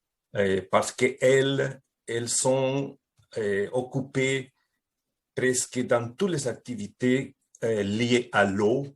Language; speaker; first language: French; non-native, fluent; Spanish